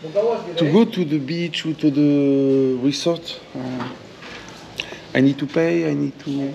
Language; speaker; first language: English; non-native, learner; French